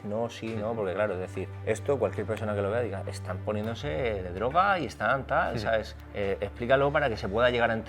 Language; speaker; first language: Spanish; native; Spanish